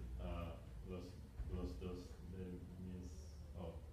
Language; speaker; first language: Spanish; non-native, learner; English